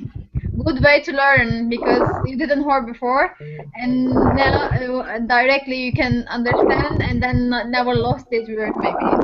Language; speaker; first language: English; non-native, learner; Turkish